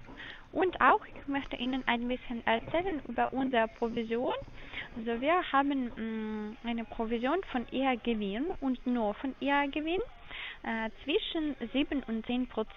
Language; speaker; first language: German; non-native, learner; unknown